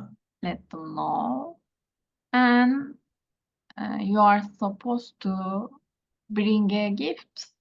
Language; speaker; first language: English; non-native, learner; Turkish